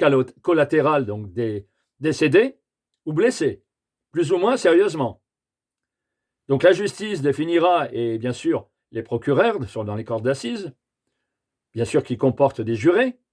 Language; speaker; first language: French; native; French